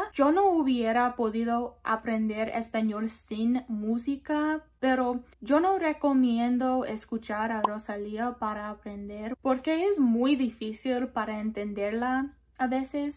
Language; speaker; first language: Spanish; non-native, learner; English